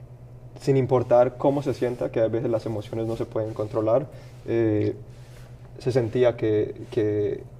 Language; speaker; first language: Spanish; early bilingual, heritage; Spanish